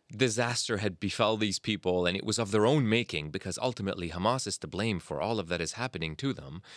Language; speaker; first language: English; early bilingual, other home language; Arabic